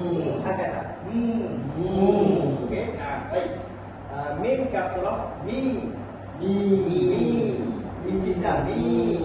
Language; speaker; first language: Arabic; non-native, learner; Malay